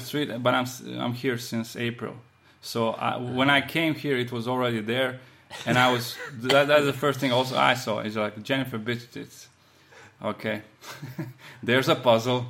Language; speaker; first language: English; non-native, fluent; Slovenian